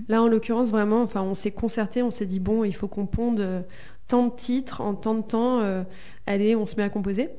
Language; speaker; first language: French; early bilingual, heritage; Spanish